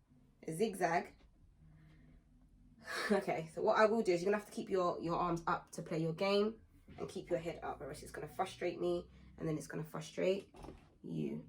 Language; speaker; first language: English; native; English